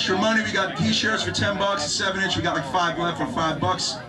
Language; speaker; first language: English; native; English